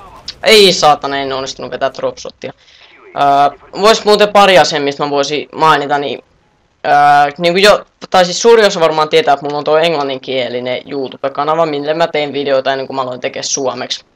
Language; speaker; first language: Finnish; native; Finnish